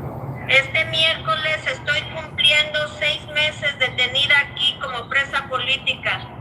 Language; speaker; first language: Spanish; native; Spanish